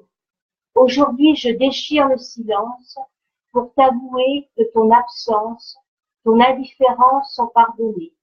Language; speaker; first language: French; native; French